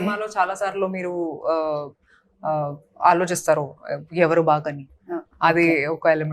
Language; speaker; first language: Telugu; non-native, fluent; Hindi